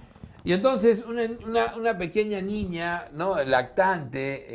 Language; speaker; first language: Spanish; native; Spanish